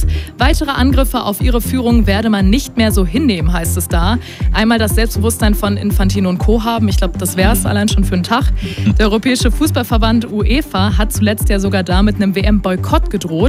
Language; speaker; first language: German; native; German